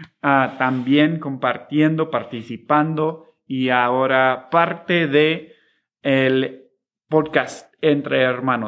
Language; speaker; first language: Spanish; non-native, fluent; English